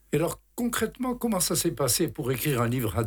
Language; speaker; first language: French; native; French